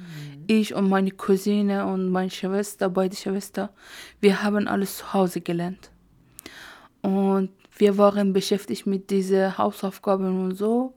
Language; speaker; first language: German; non-native, learner; Persian